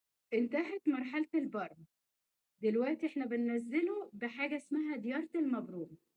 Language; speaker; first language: Arabic; native; Arabic